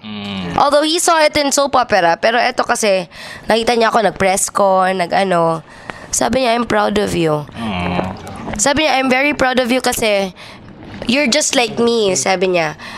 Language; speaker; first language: English; non-native, local second language; Cebuano